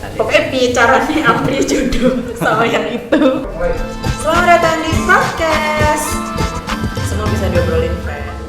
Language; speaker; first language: Indonesian; native; Indonesian